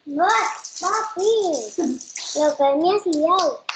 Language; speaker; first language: Spanish; native; Spanish